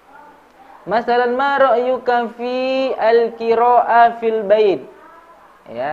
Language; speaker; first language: Arabic; non-native, learner; Indonesian